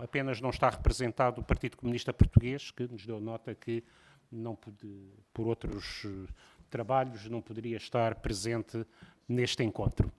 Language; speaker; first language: Portuguese; native; Portuguese